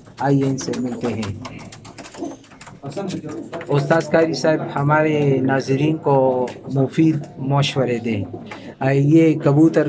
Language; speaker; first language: Hindi; non-native, local second language; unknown